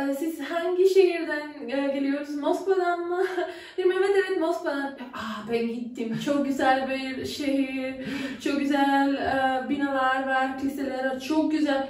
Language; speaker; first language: Turkish; non-native, learner; Macedonian